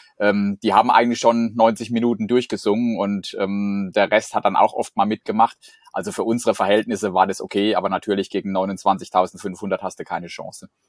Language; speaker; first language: German; native; German